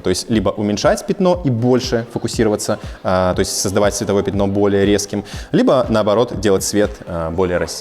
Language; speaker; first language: Russian; native; Russian